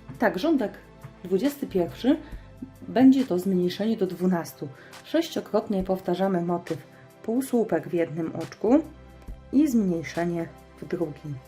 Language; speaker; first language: Polish; native; Polish